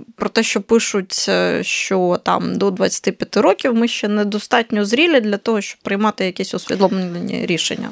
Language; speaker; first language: Ukrainian; native; Ukrainian